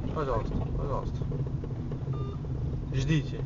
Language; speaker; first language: Russian; non-native, learner; Kyrgyz